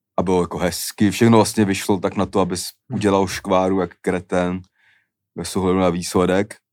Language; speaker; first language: Czech; native; Czech